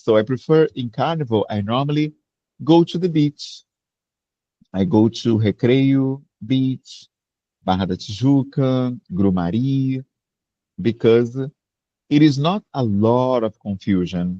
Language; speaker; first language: English; non-native, fluent; Portuguese